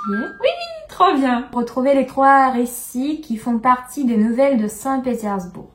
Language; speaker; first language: French; non-native, fluent; Russian